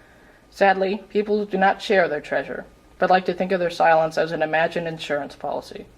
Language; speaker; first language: English; native; English